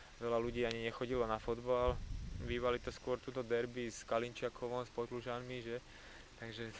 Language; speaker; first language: Slovak; native; Slovak